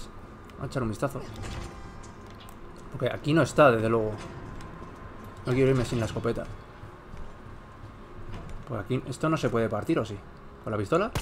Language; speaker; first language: Spanish; native; Spanish